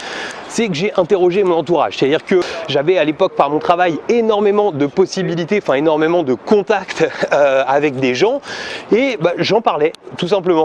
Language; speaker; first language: French; native; French